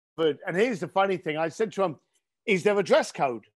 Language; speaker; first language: English; native; English